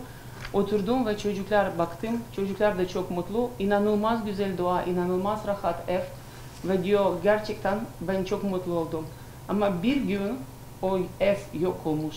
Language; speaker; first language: Turkish; non-native, learner; Ukrainian